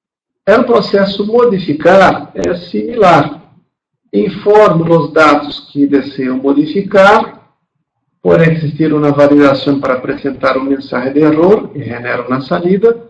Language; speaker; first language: Spanish; non-native, fluent; Portuguese